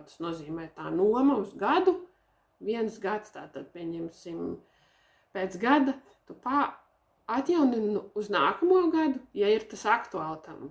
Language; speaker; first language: Latvian; native; Latvian